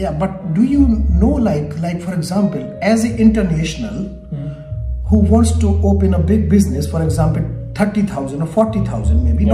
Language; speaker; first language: English; non-native, local second language; Hindi